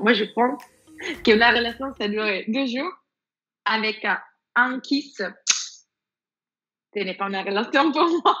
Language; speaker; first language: French; non-native, fluent; Spanish